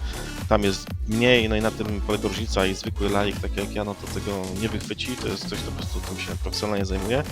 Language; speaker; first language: Polish; native; Polish